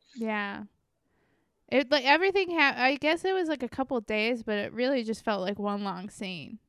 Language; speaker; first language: English; native; English